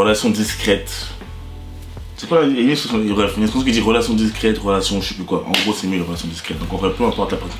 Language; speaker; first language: French; native; French